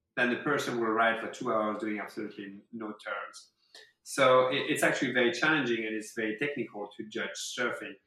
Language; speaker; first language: English; non-native, fluent; French